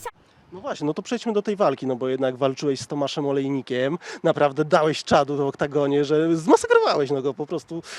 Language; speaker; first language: Polish; native; Polish